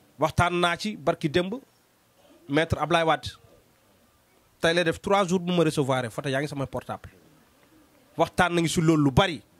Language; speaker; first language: Wolof; non-native, local second language; Fula